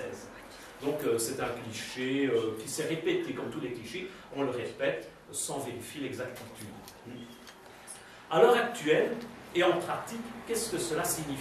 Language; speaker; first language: French; native; French